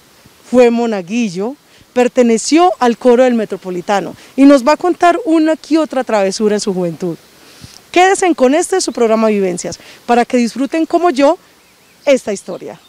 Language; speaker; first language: Spanish; native; Spanish